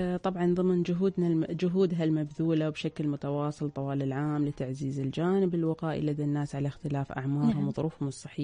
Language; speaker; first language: Arabic; native; Arabic